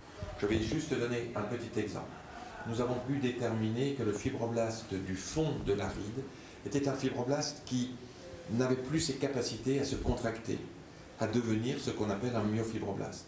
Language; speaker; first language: French; native; French